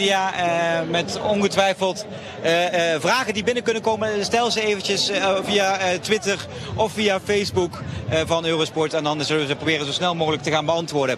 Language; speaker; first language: Dutch; native; Dutch